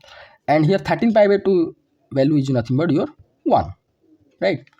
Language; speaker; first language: English; non-native, local second language; Odia